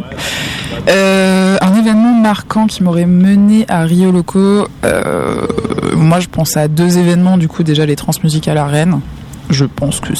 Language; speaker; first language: French; native; French